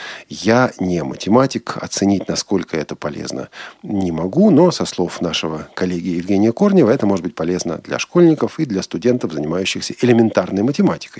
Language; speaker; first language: Russian; native; Russian